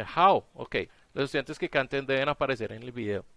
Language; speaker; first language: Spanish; native; Spanish